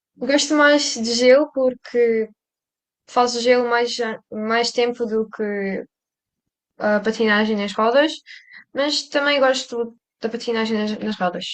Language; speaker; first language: Portuguese; early bilingual, other home language; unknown